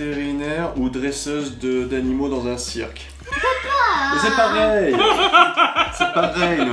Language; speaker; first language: French; native; French